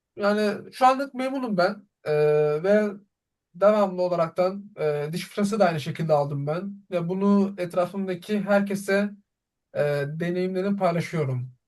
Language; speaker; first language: Turkish; native; Turkish